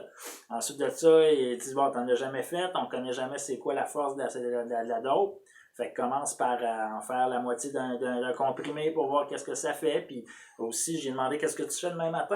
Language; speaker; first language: French; native; French